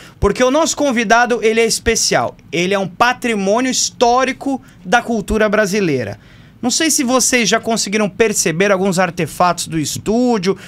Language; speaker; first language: Portuguese; native; Portuguese